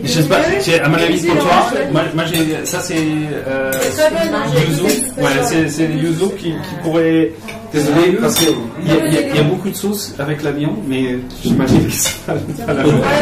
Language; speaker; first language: French; non-native, fluent; German